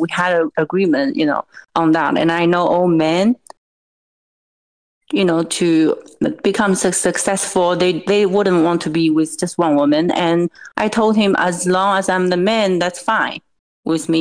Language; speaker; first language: English; non-native, fluent; Chinese